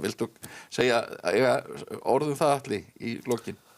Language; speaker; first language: Icelandic; native; Icelandic